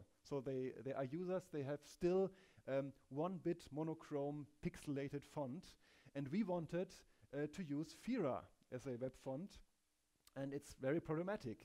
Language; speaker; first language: English; non-native, fluent; German